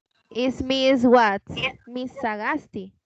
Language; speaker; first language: English; non-native, fluent; Spanish